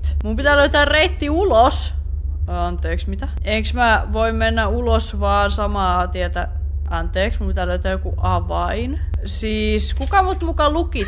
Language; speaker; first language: Finnish; native; Finnish